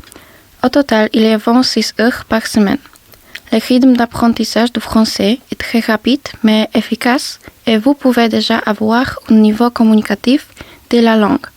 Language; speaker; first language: French; non-native, learner; Polish